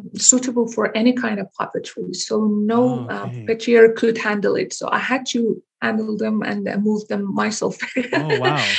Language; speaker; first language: English; non-native, fluent; Persian